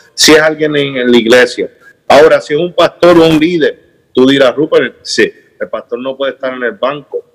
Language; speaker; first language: Spanish; early bilingual, heritage; Spanish